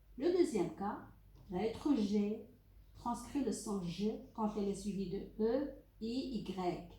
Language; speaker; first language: French; non-native, local second language; Arabic